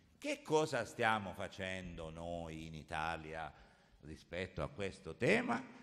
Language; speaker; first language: Italian; native; Italian